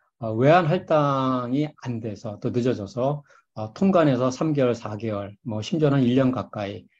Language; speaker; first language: Korean; native; Korean